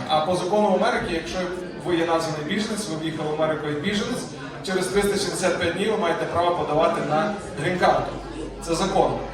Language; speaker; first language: Ukrainian; native; Ukrainian